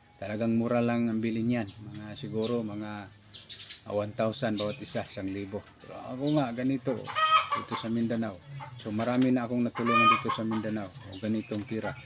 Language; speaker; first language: Filipino; non-native, local second language; Cebuano